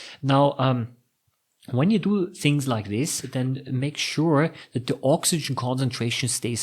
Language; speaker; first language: English; non-native, fluent; German